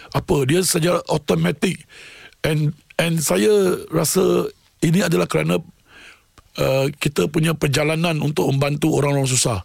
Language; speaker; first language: Malay; non-native, local second language; Tamil